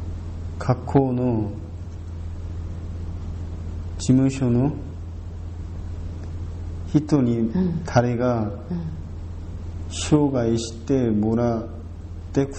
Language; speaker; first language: Japanese; non-native, learner; Korean